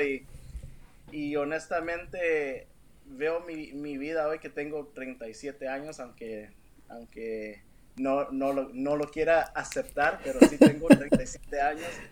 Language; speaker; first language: Spanish; early bilingual, heritage; Spanish